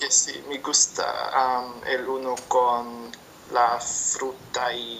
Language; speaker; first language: Spanish; non-native, learner; English